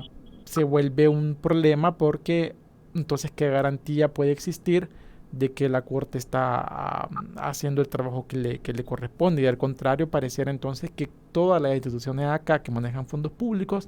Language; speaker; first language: Spanish; native; Spanish